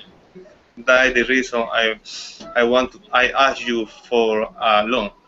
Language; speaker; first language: English; non-native, learner; Spanish